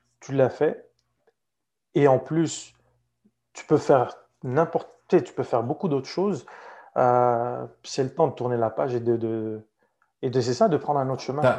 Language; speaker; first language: French; non-native, local second language; Arabic